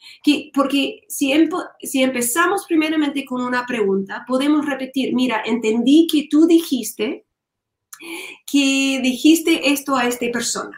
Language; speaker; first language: Spanish; non-native, learner; English